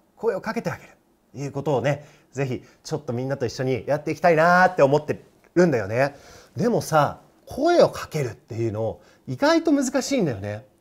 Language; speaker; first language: Japanese; non-native, fluent; English